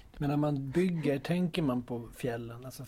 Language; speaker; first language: Swedish; native; Swedish